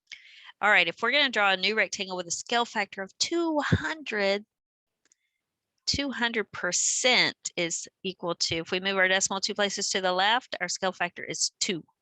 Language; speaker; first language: English; native; English